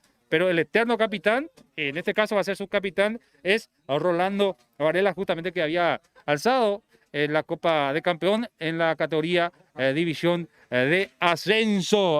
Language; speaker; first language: Spanish; native; Spanish